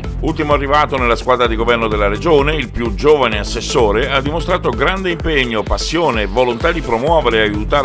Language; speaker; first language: Italian; native; Italian